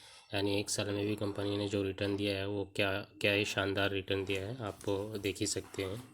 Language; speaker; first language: Hindi; native; Hindi